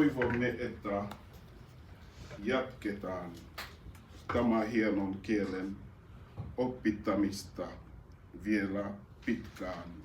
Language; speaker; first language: Finnish; non-native, learner; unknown